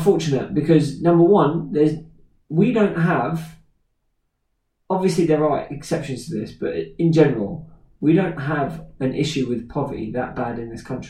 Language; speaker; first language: English; native; English